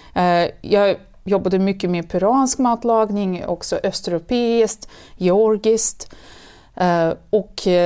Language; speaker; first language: Swedish; non-native, fluent; Russian